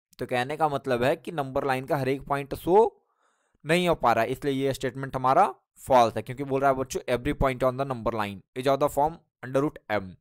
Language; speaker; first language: Hindi; native; Hindi